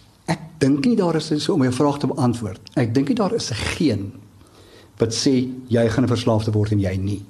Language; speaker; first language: Afrikaans; native; Afrikaans